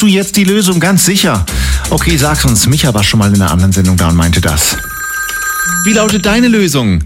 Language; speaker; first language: German; native; German